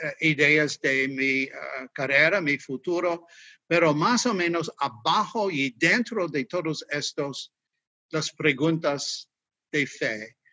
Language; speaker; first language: Spanish; non-native, learner; English